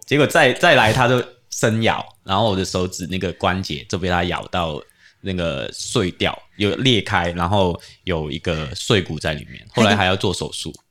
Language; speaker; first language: Chinese; non-native, local second language; Cantonese